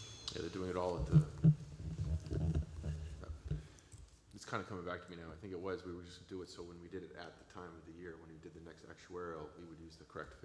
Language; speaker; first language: English; native; English